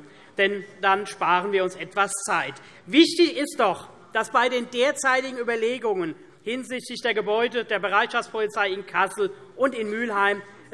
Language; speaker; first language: German; native; German